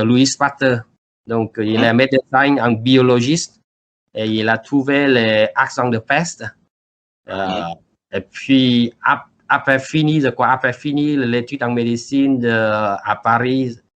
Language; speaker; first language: French; non-native, learner; Vietnamese